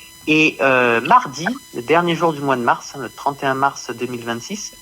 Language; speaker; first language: French; native; French